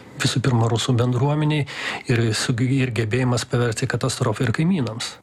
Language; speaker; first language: Lithuanian; non-native, local second language; Russian